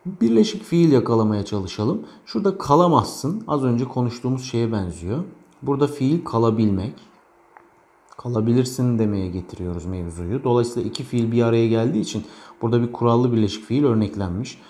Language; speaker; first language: Turkish; native; Turkish